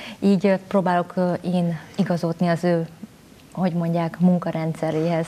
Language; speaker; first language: Hungarian; early bilingual, other home language; Vietnamese